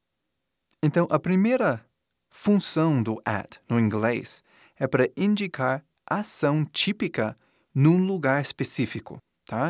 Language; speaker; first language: Portuguese; non-native, fluent; English